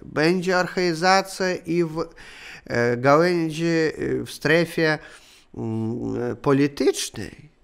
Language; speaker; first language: Polish; non-native, learner; Russian